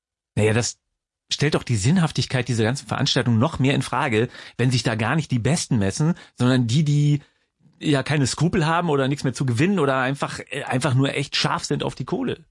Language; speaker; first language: German; native; German